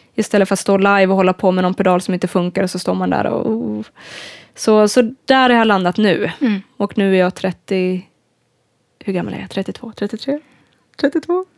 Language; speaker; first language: Swedish; native; Swedish